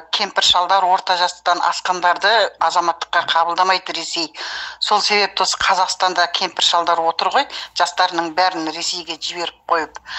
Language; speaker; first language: Kazakh; early bilingual, heritage; Kazakh